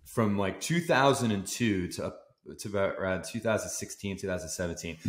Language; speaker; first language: English; native; English